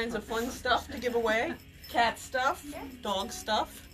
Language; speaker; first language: English; native; English